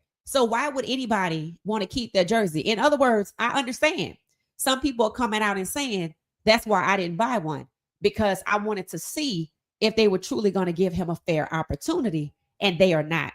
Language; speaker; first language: English; native; English